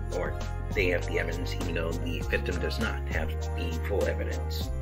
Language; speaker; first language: English; native; English